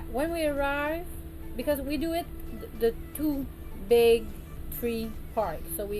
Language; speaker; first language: English; non-native, learner; French